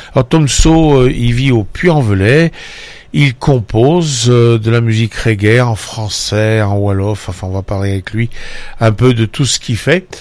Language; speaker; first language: French; native; French